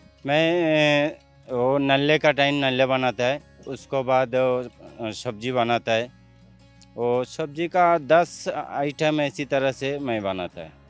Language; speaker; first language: Hindi; non-native, local second language; Odia